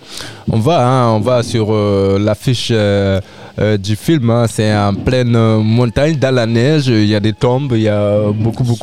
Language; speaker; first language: French; native; French